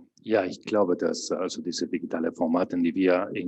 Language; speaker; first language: German; non-native, fluent; Spanish